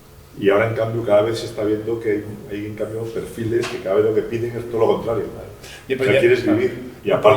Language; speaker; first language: Spanish; native; Spanish